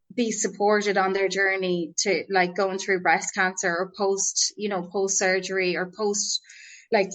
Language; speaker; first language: English; native; English